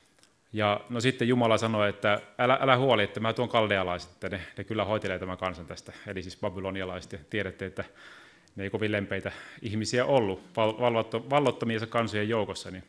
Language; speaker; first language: Finnish; native; Finnish